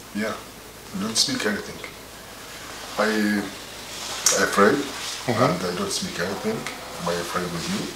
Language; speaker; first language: English; non-native, learner; Arabic